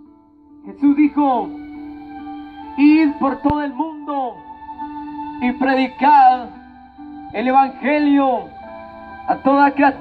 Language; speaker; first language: Spanish; native; Spanish